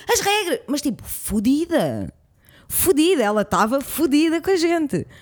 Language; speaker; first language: Portuguese; native; Portuguese